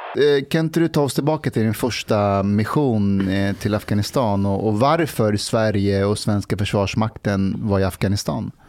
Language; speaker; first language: Swedish; early bilingual, other home language; Persian